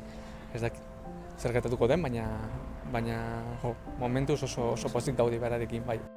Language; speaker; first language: Basque; non-native, local second language; Spanish